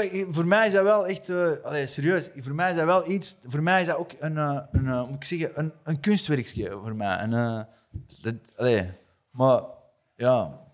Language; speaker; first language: Dutch; native; Dutch